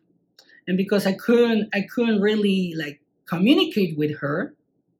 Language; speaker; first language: English; non-native, fluent; Spanish